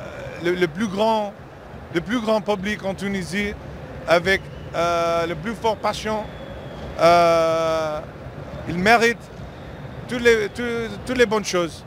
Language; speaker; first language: French; non-native, fluent; English